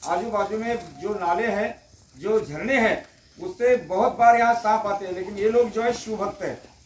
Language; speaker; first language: Hindi; non-native, local second language; Marathi